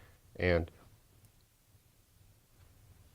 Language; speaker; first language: English; native; English